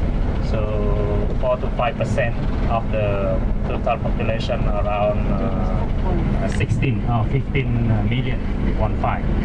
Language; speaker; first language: English; non-native, local second language; Khmer